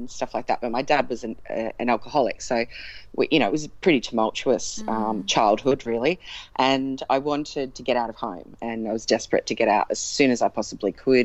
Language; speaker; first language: English; native; English